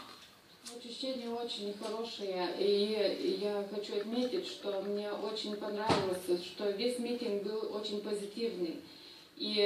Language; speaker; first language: Russian; non-native, fluent; Lithuanian